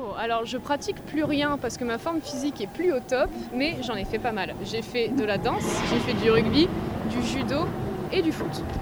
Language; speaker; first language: French; native; French